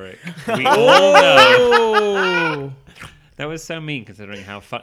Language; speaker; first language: English; native; English